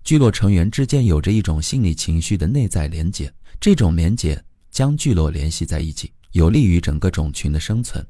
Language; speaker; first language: Chinese; native; Chinese